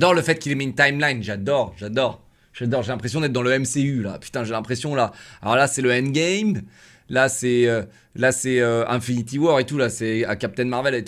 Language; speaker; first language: French; native; French